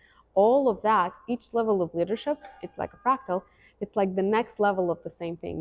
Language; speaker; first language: English; non-native, fluent; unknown